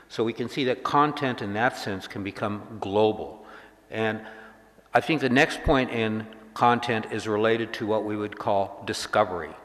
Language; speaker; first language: English; native; English